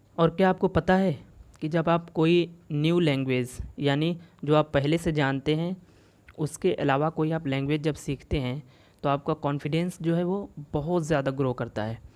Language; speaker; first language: Hindi; native; Hindi